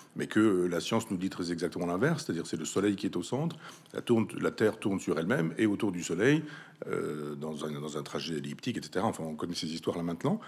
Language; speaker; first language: French; native; French